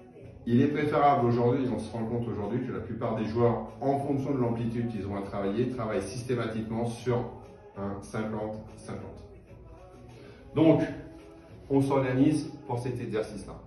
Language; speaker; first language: French; native; French